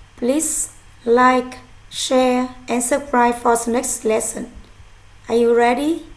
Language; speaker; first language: English; non-native, fluent; Vietnamese